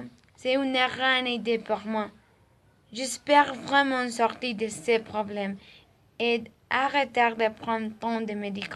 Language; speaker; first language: French; non-native, learner; Spanish